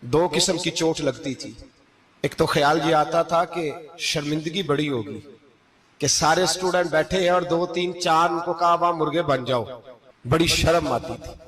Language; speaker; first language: Urdu; non-native, local second language; Punjabi